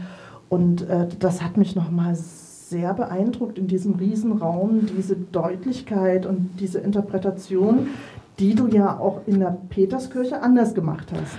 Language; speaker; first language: German; native; German